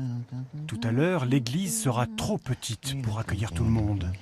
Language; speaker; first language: French; native; French